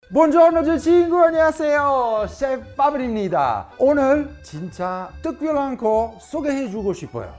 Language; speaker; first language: Korean; non-native, fluent; Italian